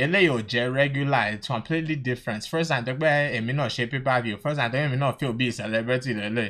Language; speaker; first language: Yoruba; early bilingual, heritage; Yoruba